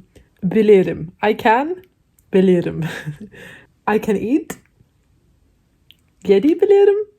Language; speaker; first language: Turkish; non-native, learner; English